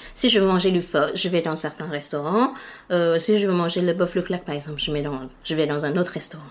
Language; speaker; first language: French; non-native, fluent; Vietnamese